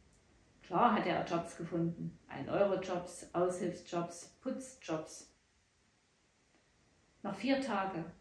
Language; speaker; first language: German; native; German